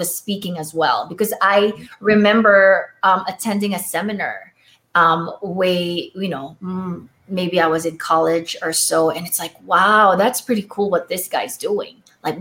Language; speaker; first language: English; non-native, local second language; Filipino